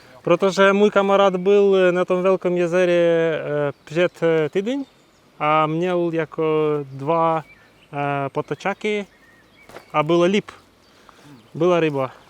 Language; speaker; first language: Czech; non-native, learner; Ukrainian